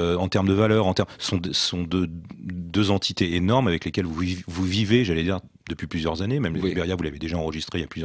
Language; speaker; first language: French; native; French